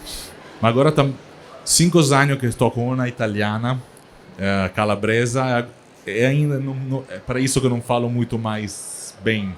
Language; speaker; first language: Portuguese; non-native, learner; Italian